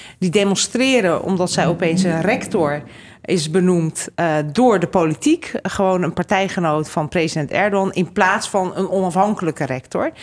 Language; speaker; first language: Dutch; early bilingual, other home language; Hungarian